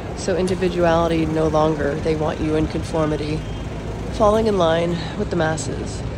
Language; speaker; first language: English; native; English